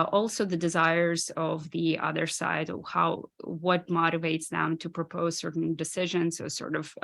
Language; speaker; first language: English; non-native, fluent; Ukrainian